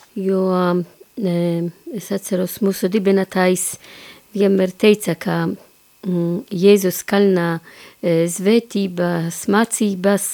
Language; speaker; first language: Latvian; non-native, fluent; Maltese